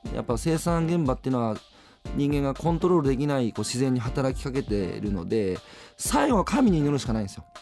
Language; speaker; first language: Japanese; native; Japanese